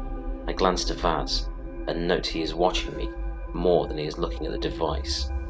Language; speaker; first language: English; native; English